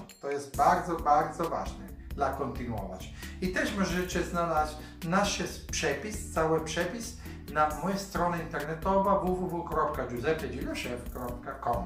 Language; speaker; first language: Polish; non-native, learner; Italian